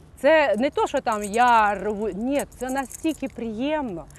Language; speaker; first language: Ukrainian; non-native, fluent; Russian